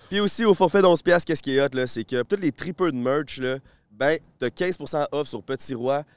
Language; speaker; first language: French; native; French